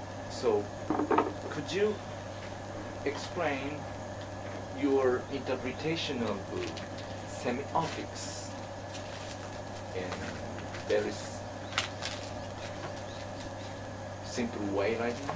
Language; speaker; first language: English; non-native, fluent; Japanese